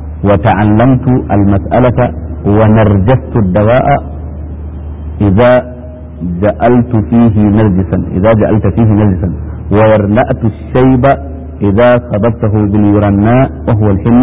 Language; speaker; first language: Arabic; non-native, fluent; Hausa